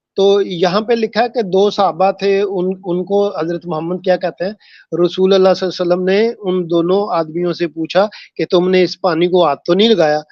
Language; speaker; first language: Urdu; non-native, local second language; Punjabi